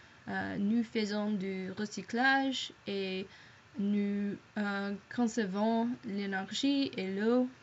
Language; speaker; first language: French; non-native, learner; English